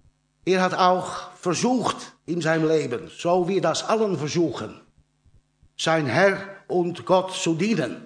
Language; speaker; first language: German; non-native, learner; Dutch